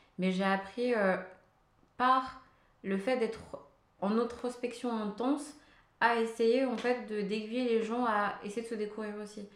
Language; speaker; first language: French; early bilingual, other home language; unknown